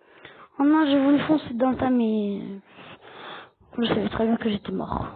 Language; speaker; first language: French; native; French